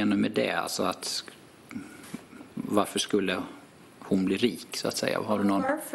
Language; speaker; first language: Swedish; native; Swedish